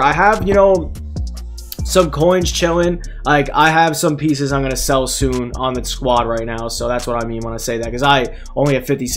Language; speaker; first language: English; native; English